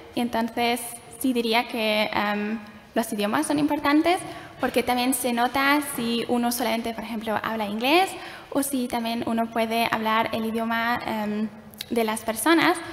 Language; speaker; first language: Spanish; non-native, fluent; German